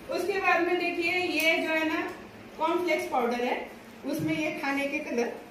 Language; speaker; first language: Hindi; non-native, local second language; Marathi